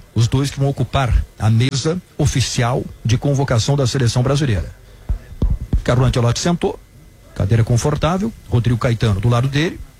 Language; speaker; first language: Portuguese; native; Portuguese